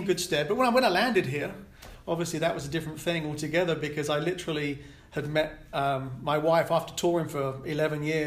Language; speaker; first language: English; native; English